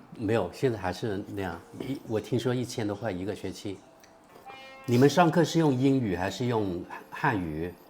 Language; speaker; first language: Chinese; native; Chinese